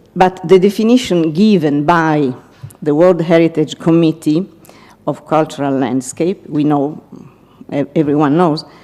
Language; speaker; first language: English; non-native, fluent; Italian